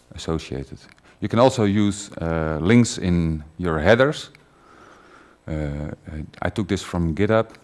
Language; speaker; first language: English; non-native, fluent; Dutch